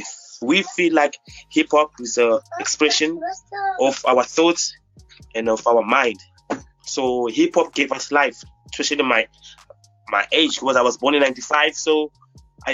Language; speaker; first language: English; non-native, local second language; Xhosa